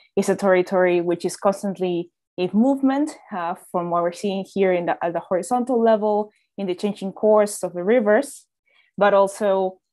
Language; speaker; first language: English; non-native, fluent; Spanish